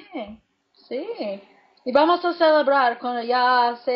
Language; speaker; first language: Spanish; non-native, fluent; English